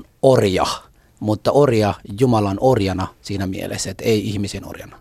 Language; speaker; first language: Finnish; non-native, fluent; Somali